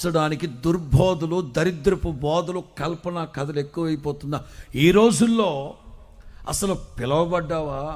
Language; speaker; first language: Telugu; native; Telugu